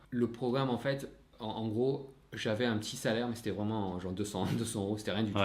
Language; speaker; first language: French; non-native, fluent; English